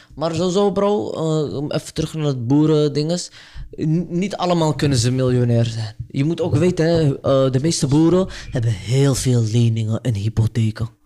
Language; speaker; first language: Dutch; early bilingual, other home language; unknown